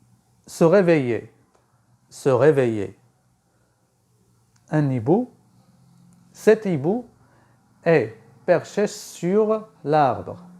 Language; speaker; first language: French; non-native, local second language; Arabic